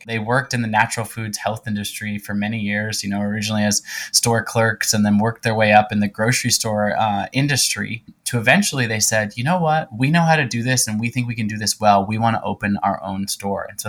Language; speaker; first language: English; native; English